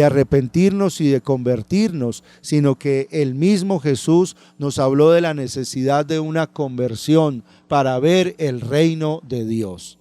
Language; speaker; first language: Spanish; native; Spanish